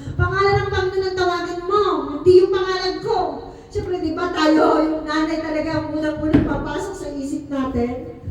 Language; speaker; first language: Filipino; native; Filipino